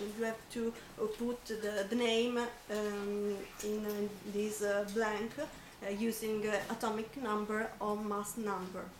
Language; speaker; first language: English; non-native, fluent; Italian